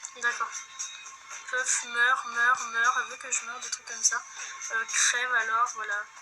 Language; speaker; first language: French; native; French